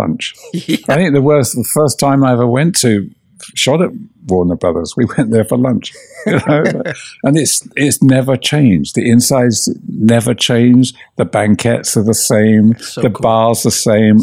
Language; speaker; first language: English; native; English